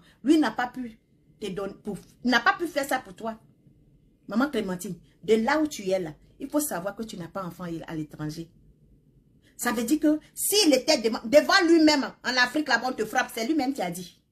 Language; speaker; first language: French; non-native, local second language; Baoulé